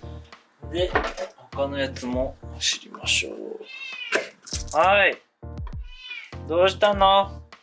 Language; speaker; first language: Japanese; native; Japanese